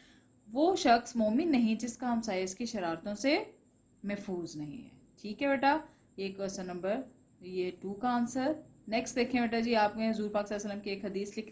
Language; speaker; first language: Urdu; non-native, local second language; Punjabi